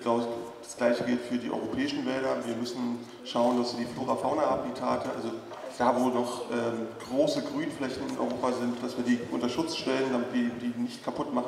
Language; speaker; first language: German; native; German